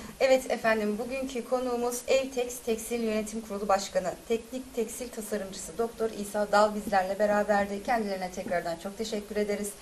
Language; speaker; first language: Turkish; native; Turkish